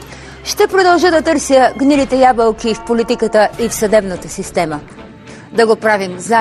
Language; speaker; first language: Bulgarian; native; Bulgarian